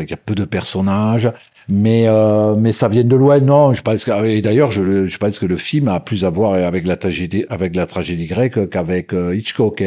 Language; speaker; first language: French; native; French